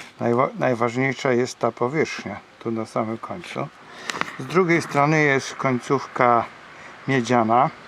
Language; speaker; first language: Polish; native; Polish